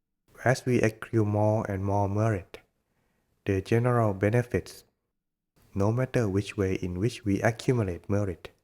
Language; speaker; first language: English; non-native, fluent; Thai